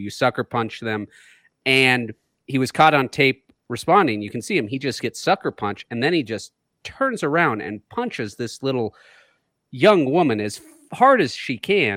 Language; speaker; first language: English; native; English